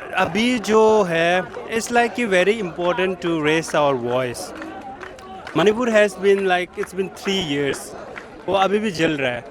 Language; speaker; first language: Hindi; non-native, local second language; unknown